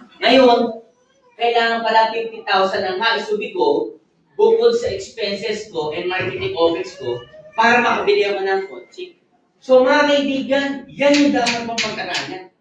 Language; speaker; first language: Filipino; native; Filipino